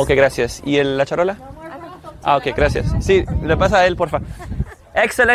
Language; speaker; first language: Spanish; non-native, fluent; English